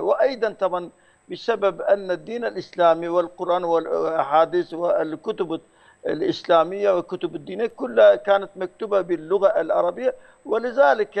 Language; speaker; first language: Arabic; non-native, fluent; Turkish